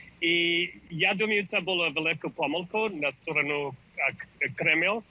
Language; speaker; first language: Ukrainian; early bilingual, heritage; English